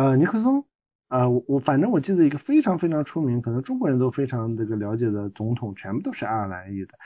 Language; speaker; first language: Chinese; native; Chinese